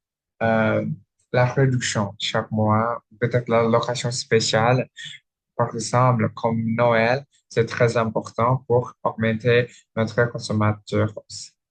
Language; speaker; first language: French; non-native, learner; Indonesian